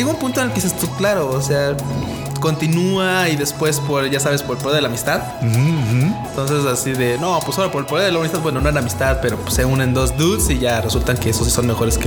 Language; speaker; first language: Spanish; native; Spanish